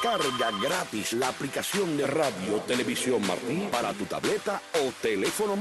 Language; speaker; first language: Spanish; native; Spanish